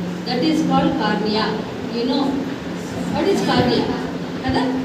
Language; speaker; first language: English; non-native, local second language; Telugu